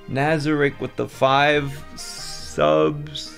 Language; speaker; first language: English; native; English